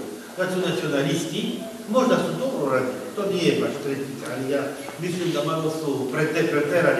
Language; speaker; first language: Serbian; non-native, fluent; French